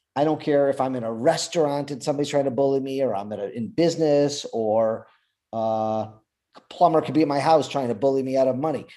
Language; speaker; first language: English; native; English